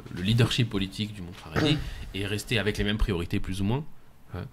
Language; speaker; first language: French; native; French